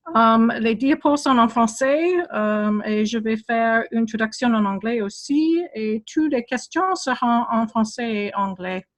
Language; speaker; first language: French; non-native, fluent; English